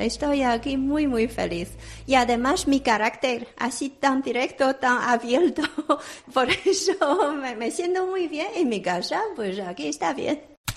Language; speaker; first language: Spanish; non-native, fluent; Chinese